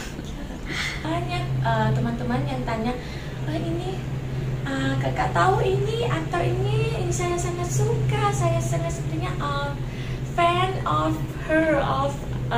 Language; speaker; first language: Indonesian; non-native, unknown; Thai